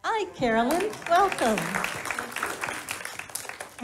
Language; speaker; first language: English; native; English